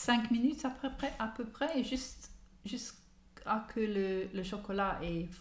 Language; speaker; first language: French; non-native, learner; English